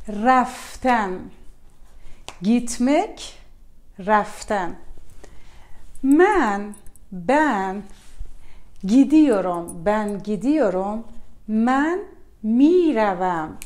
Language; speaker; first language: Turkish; non-native, learner; Persian